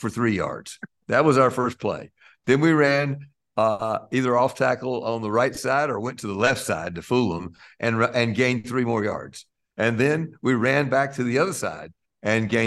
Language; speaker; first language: English; native; English